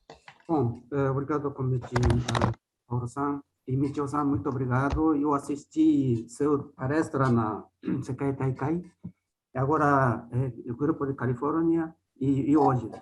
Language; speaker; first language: Portuguese; non-native, fluent; Japanese